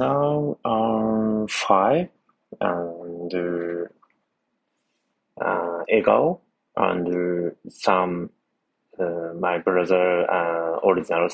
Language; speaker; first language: English; non-native, learner; Japanese